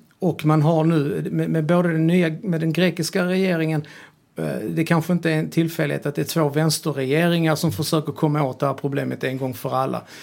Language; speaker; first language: Swedish; early bilingual, other home language; Serbian